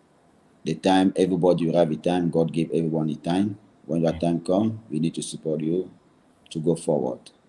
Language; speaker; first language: English; non-native, learner; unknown